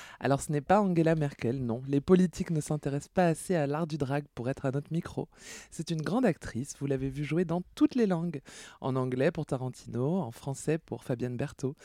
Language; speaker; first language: French; native; French